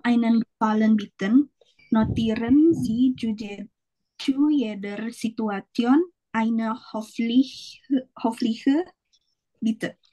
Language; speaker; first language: German; non-native, learner; Indonesian